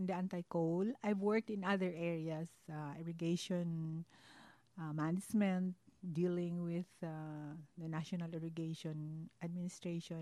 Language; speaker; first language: English; non-native, local second language; Hiligaynon